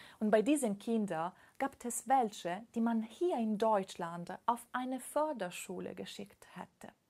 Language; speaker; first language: German; non-native, fluent; Italian